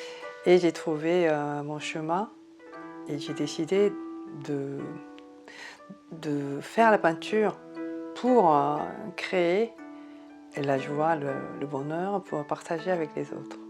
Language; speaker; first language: French; non-native, fluent; Japanese